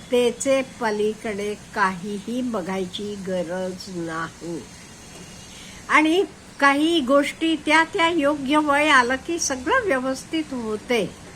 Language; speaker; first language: Marathi; native; Marathi